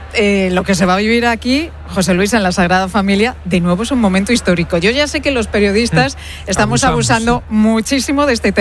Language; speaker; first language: Spanish; native; Spanish